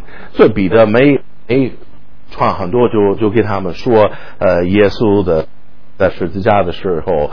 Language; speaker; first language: Chinese; non-native, fluent; English